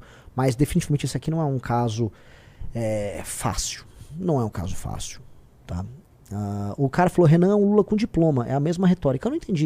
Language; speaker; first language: Portuguese; native; Portuguese